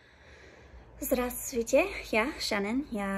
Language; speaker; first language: Russian; non-native, learner; English